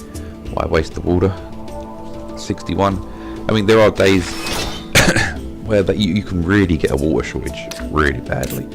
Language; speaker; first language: English; native; English